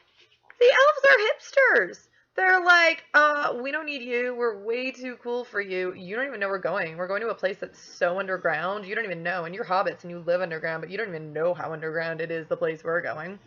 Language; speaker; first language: English; native; English